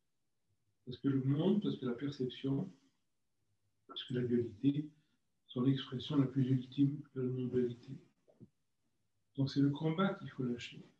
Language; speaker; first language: French; native; French